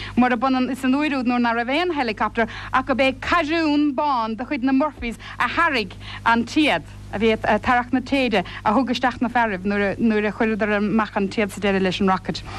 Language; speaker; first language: Irish; native; Irish